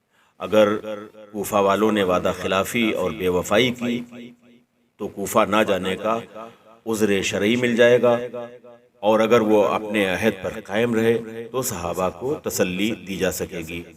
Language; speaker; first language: Urdu; native; Urdu